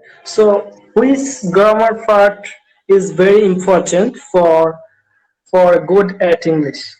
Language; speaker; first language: English; non-native, learner; Bangla